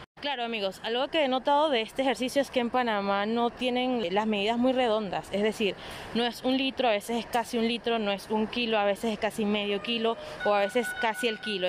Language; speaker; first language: Spanish; native; Spanish